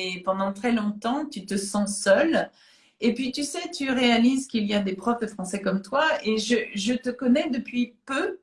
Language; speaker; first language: French; native; French